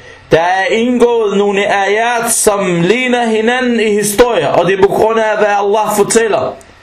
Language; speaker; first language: Danish; non-native, fluent; Arabic